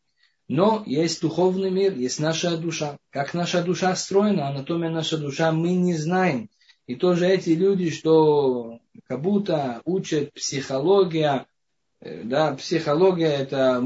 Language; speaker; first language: Russian; non-native, fluent; Hebrew